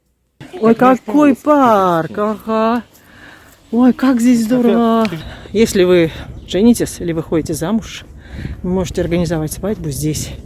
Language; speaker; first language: Russian; native; Russian